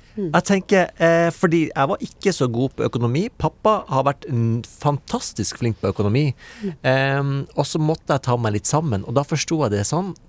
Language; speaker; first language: Norwegian; native; Norwegian